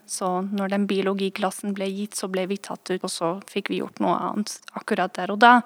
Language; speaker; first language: Norwegian; non-native, fluent; Dutch